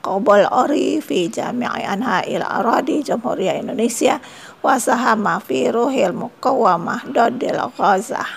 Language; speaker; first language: Arabic; non-native, fluent; Indonesian